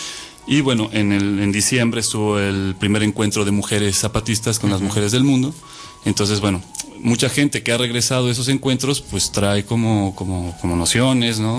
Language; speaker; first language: Spanish; native; Spanish